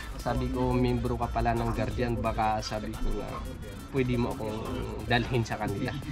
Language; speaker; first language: Filipino; non-native, local second language; Maranao